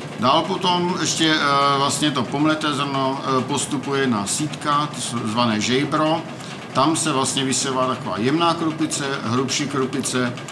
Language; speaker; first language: Czech; native; Czech